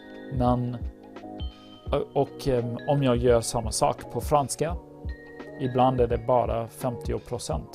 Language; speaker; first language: Swedish; non-native, learner; English